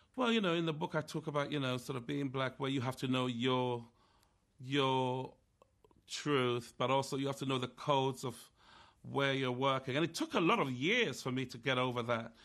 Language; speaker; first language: English; native; English